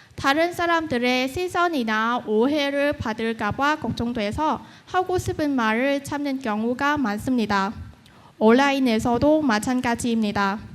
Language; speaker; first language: Korean; non-native, fluent; Vietnamese